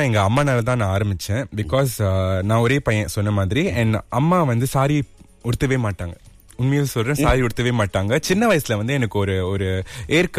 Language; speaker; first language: Tamil; early bilingual, heritage; Tamil